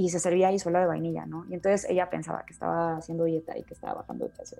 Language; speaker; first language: Spanish; native; Spanish